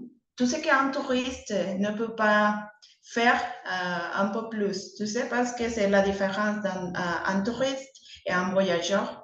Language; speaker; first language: French; non-native, learner; Spanish